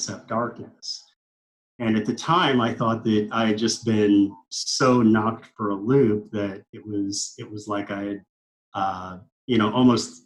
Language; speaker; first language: English; native; English